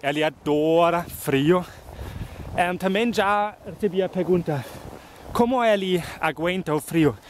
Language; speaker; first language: Portuguese; non-native, fluent; German